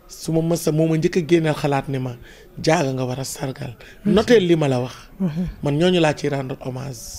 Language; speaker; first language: Wolof; native; Wolof